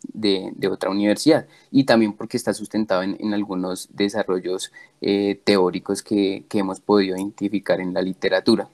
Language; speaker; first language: Spanish; native; Spanish